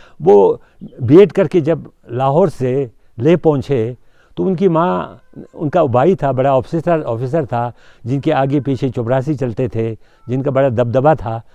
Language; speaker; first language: Urdu; non-native, local second language; Ladakhi